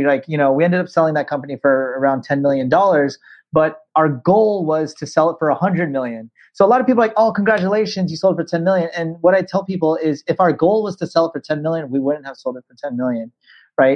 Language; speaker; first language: English; native; English